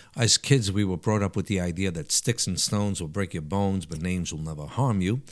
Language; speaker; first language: English; early bilingual, other home language; Italian